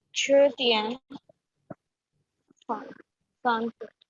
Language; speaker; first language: Chinese; non-native, learner; Urdu